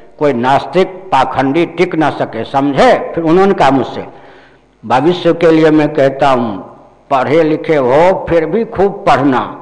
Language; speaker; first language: Hindi; non-native, local second language; Maithili